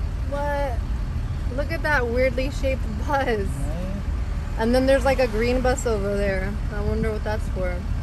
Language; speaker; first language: English; early bilingual, other home language; Spanish